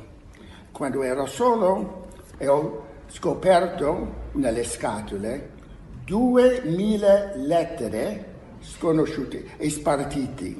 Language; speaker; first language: Italian; non-native, learner; English